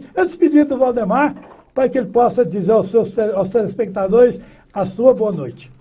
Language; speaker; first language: Portuguese; native; Portuguese